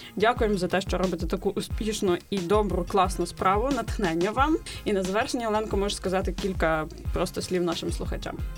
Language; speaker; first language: Ukrainian; native; Ukrainian